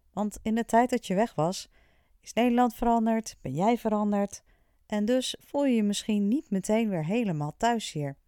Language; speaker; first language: Dutch; native; Dutch